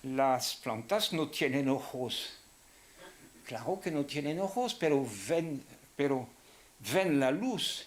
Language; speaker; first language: Spanish; non-native, fluent; French